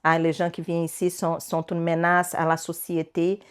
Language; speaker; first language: French; non-native, learner; Portuguese